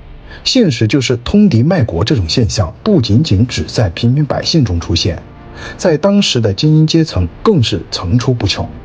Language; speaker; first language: Chinese; native; Chinese